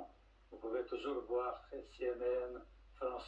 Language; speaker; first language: French; non-native, fluent; Russian